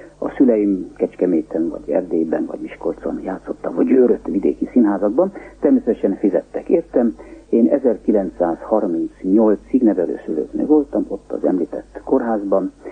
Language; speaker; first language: Hungarian; native; Hungarian